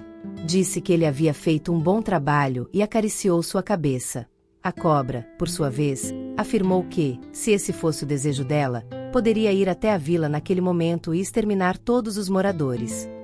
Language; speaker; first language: Portuguese; native; Portuguese